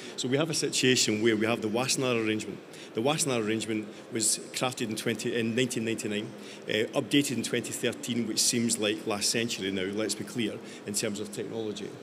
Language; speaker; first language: English; native; English